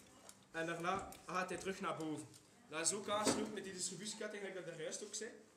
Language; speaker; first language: Dutch; native; Dutch